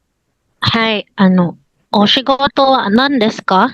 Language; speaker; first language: Japanese; non-native, learner; Filipino